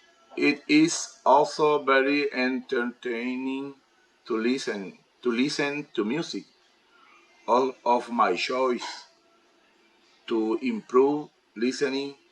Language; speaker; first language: English; non-native, learner; Spanish